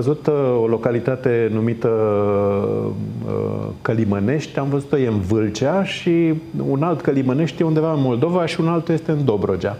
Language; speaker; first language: Romanian; native; Romanian